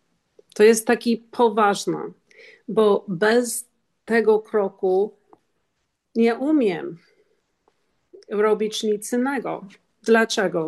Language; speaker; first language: Polish; non-native, learner; English